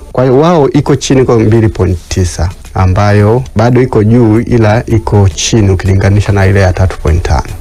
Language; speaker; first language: Swahili; native; Swahili